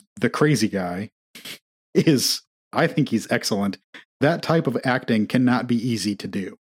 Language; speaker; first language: English; native; English